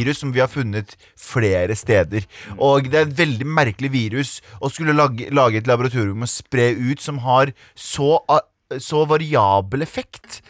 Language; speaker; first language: Norwegian; early bilingual, other home language; Kurdish